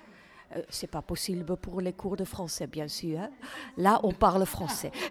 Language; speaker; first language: French; non-native, fluent; Dutch